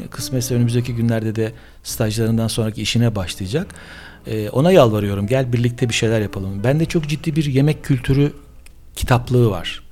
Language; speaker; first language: Turkish; non-native, local second language; Armenian